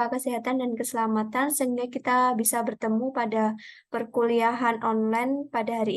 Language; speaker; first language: Indonesian; native; Indonesian